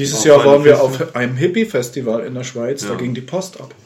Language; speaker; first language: German; native; German